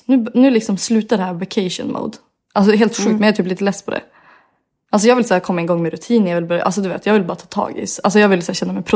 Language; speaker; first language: Swedish; native; Swedish